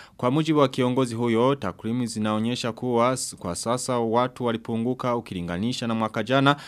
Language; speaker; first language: Swahili; non-native, local second language; Rundi